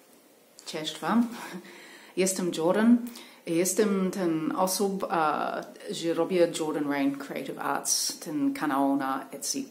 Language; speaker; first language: Polish; non-native, learner; English